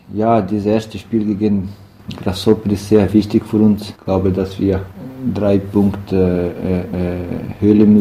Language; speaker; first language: German; non-native, learner; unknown